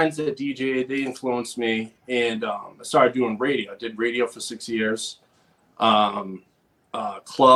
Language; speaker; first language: English; native; English